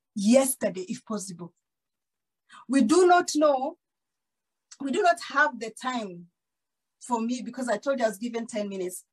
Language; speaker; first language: English; non-native, local second language; Kikuyu